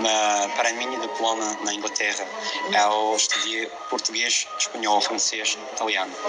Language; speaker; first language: Portuguese; non-native, fluent; English